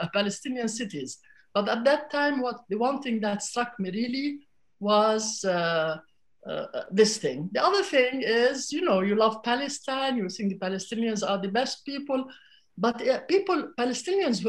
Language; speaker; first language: English; non-native, fluent; Arabic